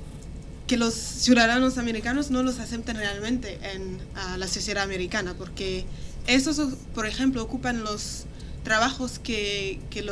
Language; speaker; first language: Spanish; non-native, fluent; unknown